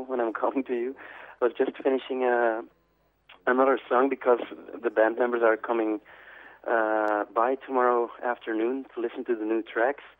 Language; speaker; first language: English; non-native, fluent; Dutch